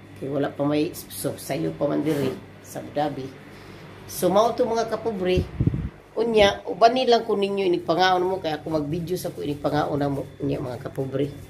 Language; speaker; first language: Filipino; non-native, local second language; Cebuano